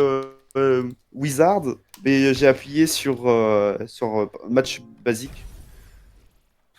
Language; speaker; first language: French; native; French